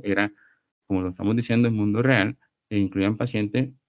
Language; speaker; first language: Spanish; native; Spanish